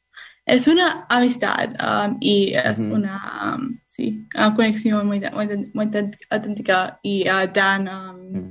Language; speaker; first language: Spanish; non-native, learner; English